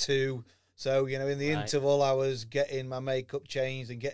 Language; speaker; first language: English; native; English